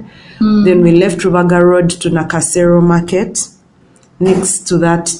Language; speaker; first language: English; non-native, local second language; Ganda